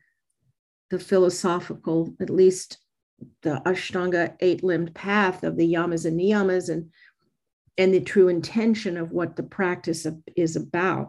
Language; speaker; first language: English; native; English